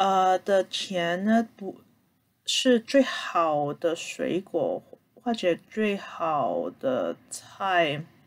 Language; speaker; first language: Chinese; early bilingual, heritage; Cantonese